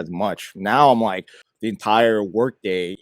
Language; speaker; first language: English; native; English